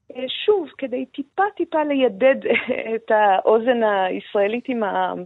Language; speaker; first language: Hebrew; non-native, fluent; Persian